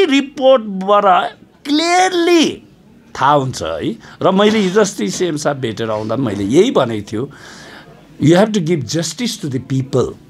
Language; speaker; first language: Nepali; native; Nepali